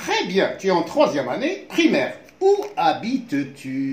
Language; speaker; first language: French; non-native, local second language; Arabic